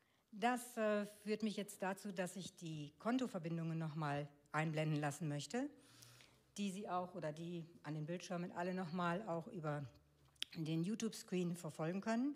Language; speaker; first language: German; native; German